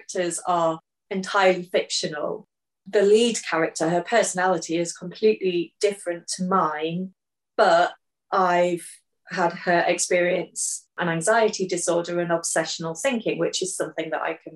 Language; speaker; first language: English; native; English